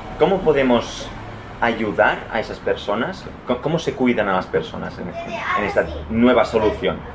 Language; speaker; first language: Spanish; non-native, local second language; Catalan